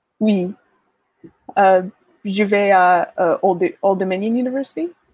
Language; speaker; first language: French; non-native, learner; English